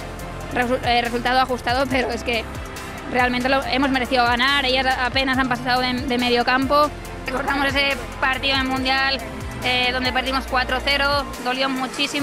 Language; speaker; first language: Spanish; native; Spanish